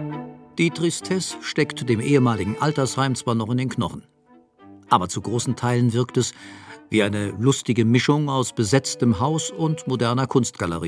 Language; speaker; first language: German; native; German